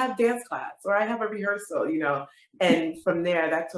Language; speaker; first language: English; native; English